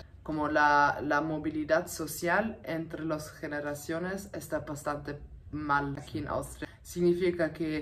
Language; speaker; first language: Spanish; non-native, fluent; German